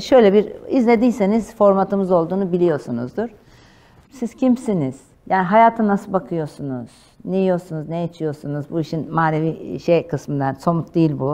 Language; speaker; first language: Turkish; native; Turkish